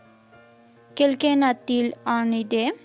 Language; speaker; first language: French; non-native, learner; Spanish